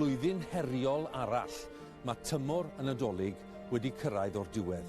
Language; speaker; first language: Welsh; native; Welsh